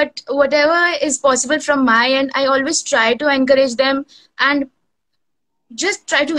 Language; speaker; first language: English; non-native, local second language; Bangla